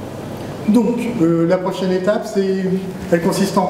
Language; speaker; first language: French; native; French